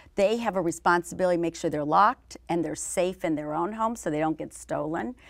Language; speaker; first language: English; native; English